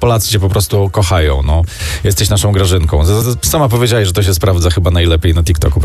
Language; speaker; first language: Polish; native; Polish